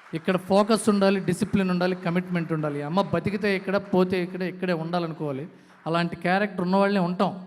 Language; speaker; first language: Telugu; native; Telugu